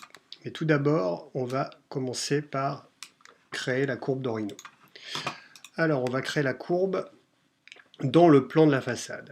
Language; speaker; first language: French; native; French